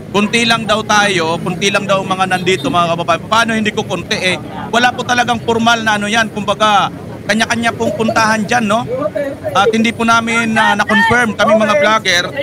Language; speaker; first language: Filipino; native; Filipino